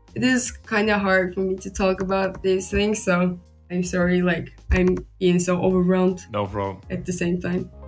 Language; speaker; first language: English; non-native, fluent; Turkish